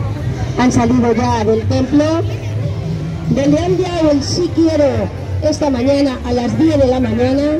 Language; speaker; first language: Spanish; native; Spanish